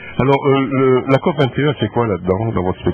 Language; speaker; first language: French; native; French